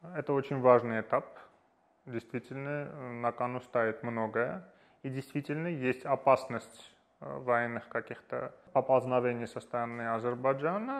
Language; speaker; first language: Russian; non-native, fluent; Armenian